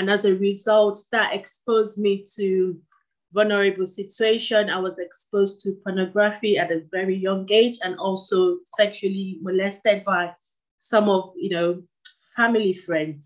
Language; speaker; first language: English; non-native, local second language; Yoruba